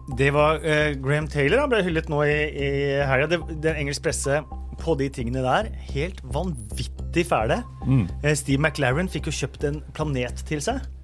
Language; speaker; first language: Norwegian; native; Norwegian